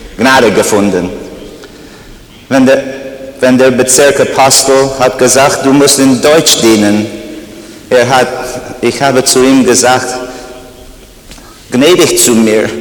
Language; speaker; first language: German; non-native, learner; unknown